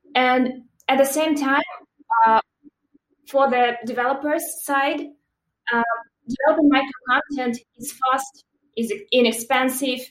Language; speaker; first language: English; non-native, fluent; Russian